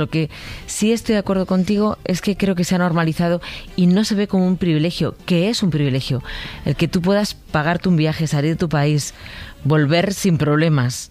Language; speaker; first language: Spanish; native; Spanish